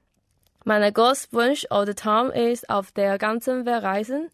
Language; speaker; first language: German; non-native, learner; Chinese